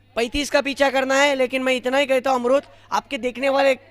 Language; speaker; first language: Hindi; non-native, local second language; Marathi